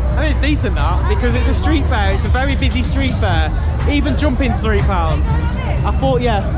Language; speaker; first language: English; native; English